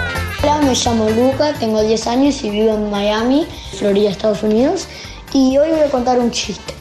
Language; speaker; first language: Spanish; early bilingual, heritage; Spanish